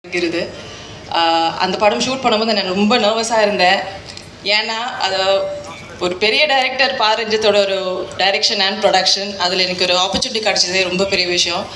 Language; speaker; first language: Tamil; non-native, fluent; Malayalam